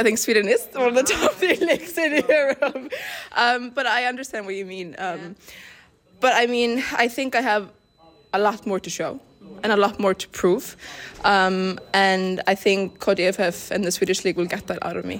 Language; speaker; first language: Swedish; non-native, learner; Icelandic